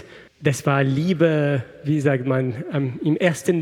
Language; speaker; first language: German; non-native, fluent; French